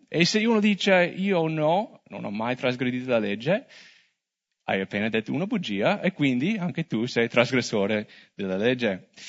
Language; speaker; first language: Italian; non-native, fluent; English